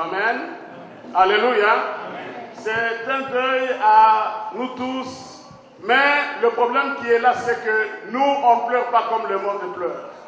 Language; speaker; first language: French; non-native, local second language; Lingala